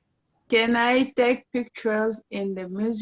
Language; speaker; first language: English; non-native, learner; French